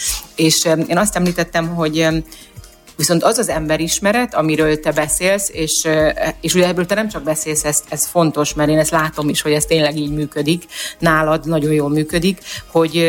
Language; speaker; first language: Hungarian; native; Hungarian